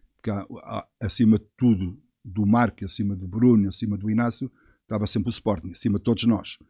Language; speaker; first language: Portuguese; native; Portuguese